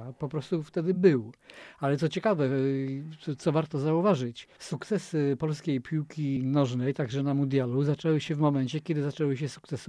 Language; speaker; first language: Polish; native; Polish